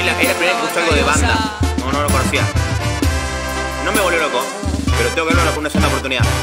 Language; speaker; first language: Spanish; native; Spanish